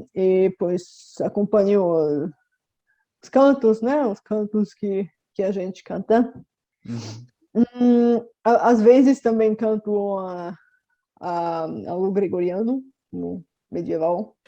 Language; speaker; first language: Portuguese; non-native, fluent; Bulgarian